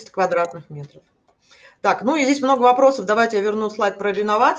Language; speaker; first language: Russian; native; Russian